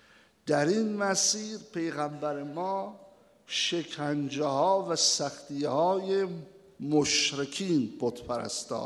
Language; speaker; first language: Persian; native; Persian